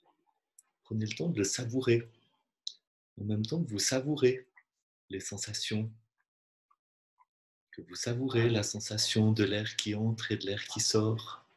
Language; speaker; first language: French; native; French